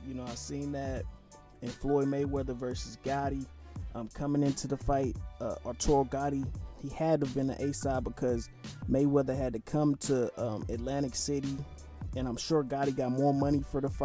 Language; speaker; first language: English; native; English